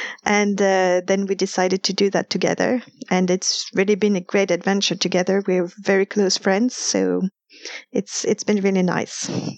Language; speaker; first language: English; non-native, fluent; French